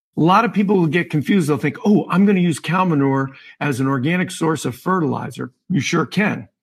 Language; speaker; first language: English; native; English